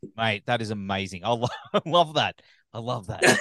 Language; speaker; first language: English; native; English